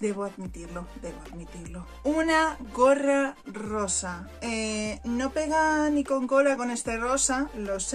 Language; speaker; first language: Spanish; native; Spanish